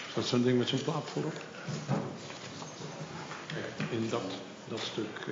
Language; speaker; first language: Dutch; native; Dutch